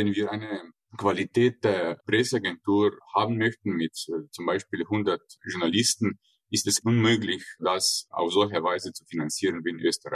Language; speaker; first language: German; non-native, fluent; Slovenian